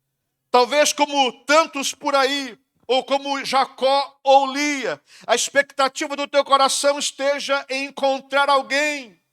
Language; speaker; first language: Portuguese; native; Portuguese